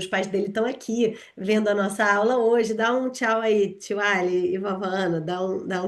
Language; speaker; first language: Portuguese; native; Portuguese